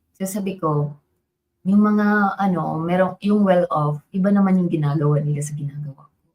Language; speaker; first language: Filipino; native; Filipino